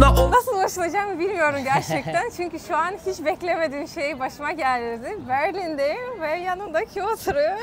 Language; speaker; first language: Turkish; non-native, fluent; Russian